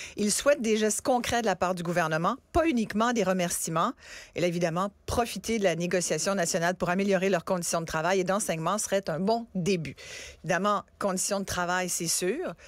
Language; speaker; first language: French; early bilingual, other home language; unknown